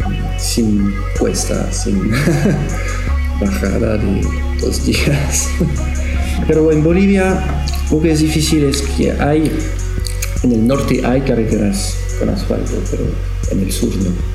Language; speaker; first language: Spanish; non-native, learner; French